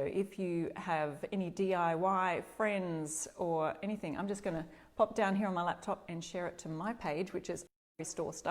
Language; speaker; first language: English; native; English